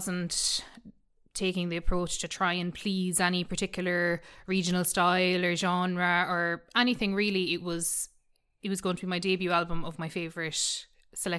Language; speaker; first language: English; native; English